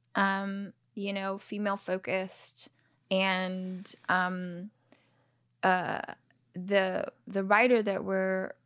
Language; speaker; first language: English; native; English